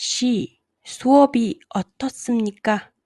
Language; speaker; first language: Korean; non-native, fluent; Mongolian